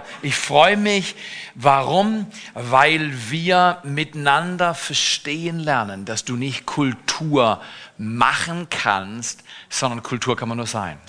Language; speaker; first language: German; native; German